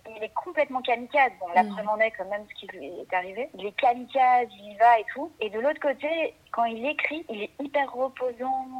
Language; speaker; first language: French; native; French